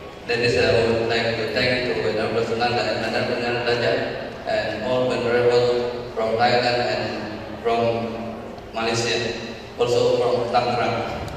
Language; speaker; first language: English; non-native, learner; Indonesian